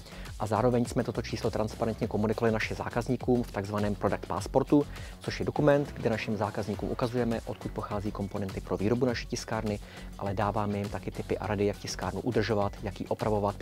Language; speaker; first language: Czech; native; Czech